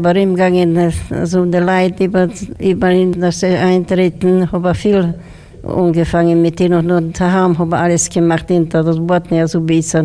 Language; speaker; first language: German; non-native, fluent; Slovak